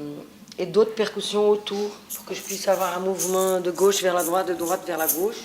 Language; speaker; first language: French; non-native, fluent; Portuguese